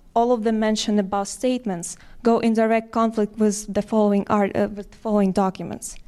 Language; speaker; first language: English; non-native, fluent; Ukrainian